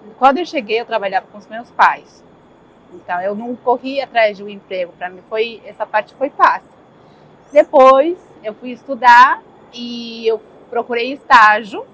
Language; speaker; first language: Portuguese; early bilingual, other home language; Spanish